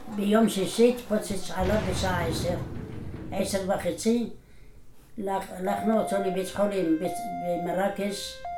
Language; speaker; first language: Hebrew; non-native, fluent; Arabic